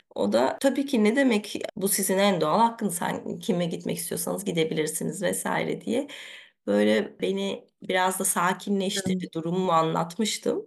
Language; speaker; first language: Turkish; early bilingual, heritage; Turkish